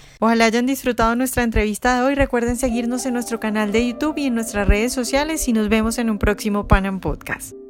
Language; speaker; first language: Spanish; native; Spanish